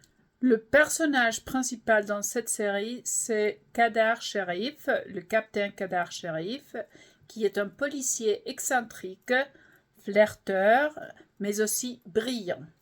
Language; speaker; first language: French; non-native, fluent; English